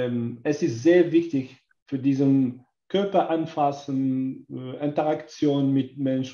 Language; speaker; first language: German; non-native, learner; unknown